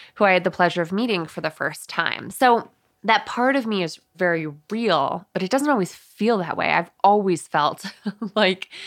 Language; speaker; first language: English; early bilingual, other home language; Spanish